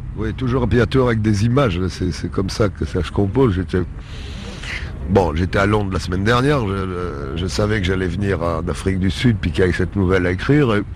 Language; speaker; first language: French; native; French